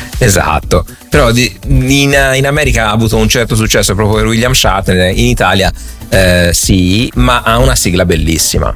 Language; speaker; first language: Italian; native; Italian